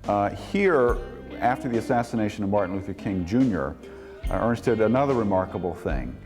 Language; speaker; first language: English; native; English